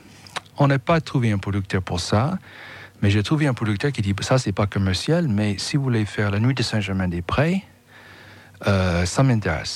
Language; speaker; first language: French; non-native, fluent; English